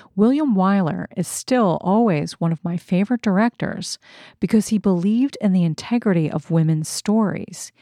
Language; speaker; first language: English; native; English